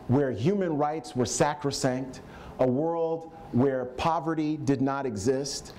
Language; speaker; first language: English; native; English